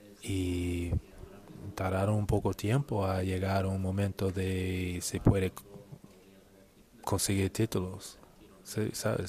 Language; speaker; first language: Spanish; non-native, learner; English